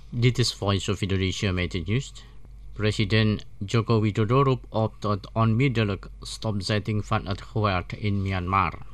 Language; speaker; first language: Dutch; non-native, fluent; Indonesian